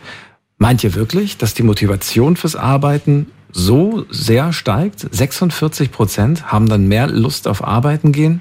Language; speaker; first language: German; native; German